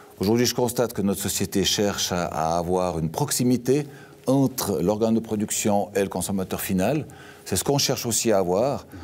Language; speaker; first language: French; native; French